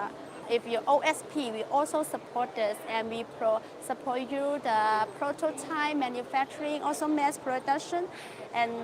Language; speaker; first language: English; non-native, local second language; Chinese